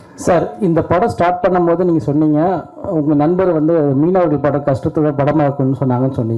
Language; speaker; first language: Tamil; native; Tamil